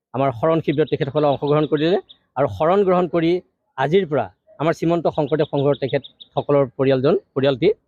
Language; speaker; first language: Assamese; native; Assamese